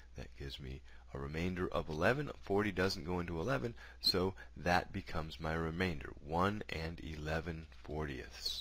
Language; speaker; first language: English; native; English